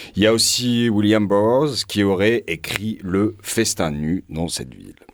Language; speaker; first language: French; native; French